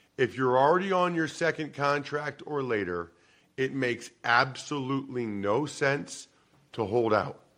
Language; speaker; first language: English; native; English